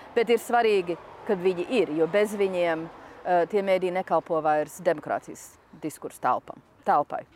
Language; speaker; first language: Latvian; early bilingual, heritage; Latvian